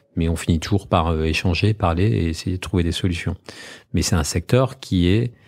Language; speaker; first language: French; native; French